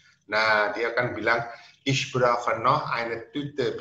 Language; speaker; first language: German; non-native, fluent; Indonesian